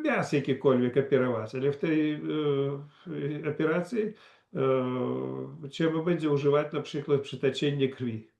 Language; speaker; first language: Polish; non-native, learner; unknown